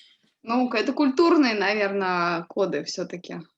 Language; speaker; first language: Russian; native; Russian